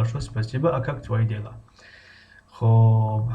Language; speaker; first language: Russian; non-native, fluent; Tajik